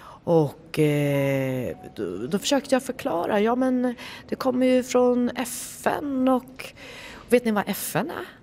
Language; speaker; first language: Swedish; native; Swedish